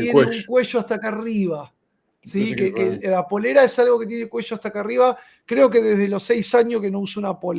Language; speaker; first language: Spanish; native; Spanish